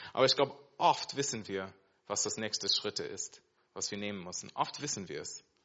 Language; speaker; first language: German; non-native, fluent; English